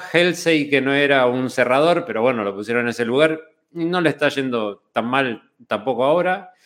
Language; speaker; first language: Spanish; native; Spanish